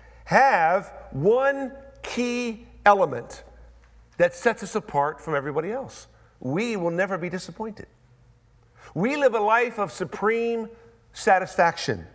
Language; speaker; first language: English; native; English